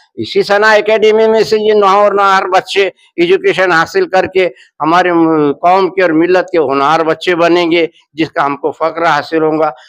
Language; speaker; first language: Hindi; non-native, local second language; Urdu